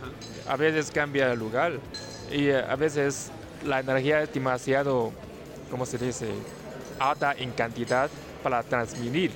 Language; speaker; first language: Spanish; non-native, learner; Chinese